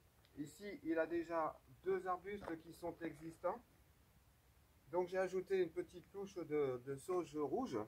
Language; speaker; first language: French; native; French